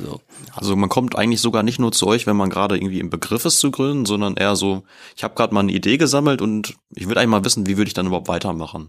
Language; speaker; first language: German; native; German